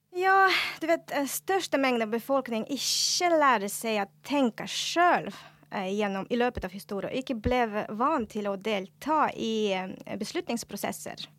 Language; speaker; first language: Norwegian; non-native, fluent; Russian